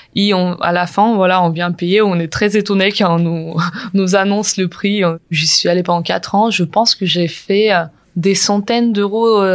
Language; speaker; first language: French; non-native, fluent; Ukrainian